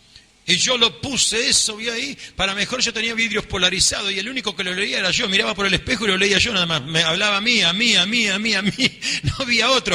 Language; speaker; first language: Spanish; native; Spanish